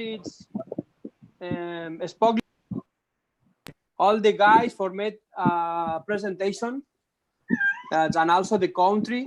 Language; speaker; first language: English; non-native, learner; Spanish